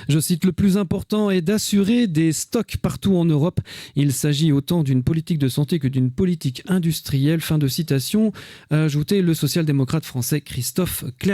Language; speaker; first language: French; native; French